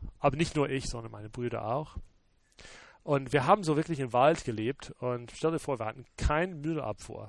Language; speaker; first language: German; non-native, fluent; English